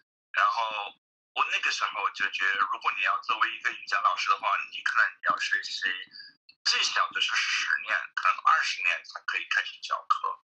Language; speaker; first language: Chinese; non-native, fluent; English